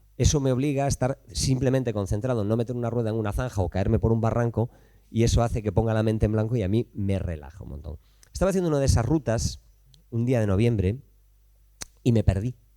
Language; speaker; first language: Spanish; native; Spanish